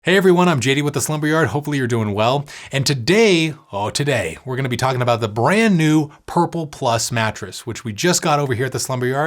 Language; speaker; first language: English; native; English